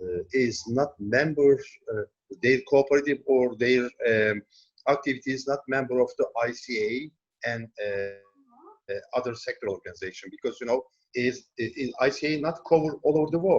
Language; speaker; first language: English; non-native, learner; Turkish